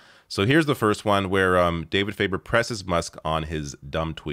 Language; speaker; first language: English; native; English